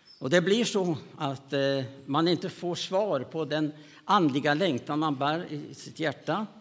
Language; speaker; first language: Swedish; native; Swedish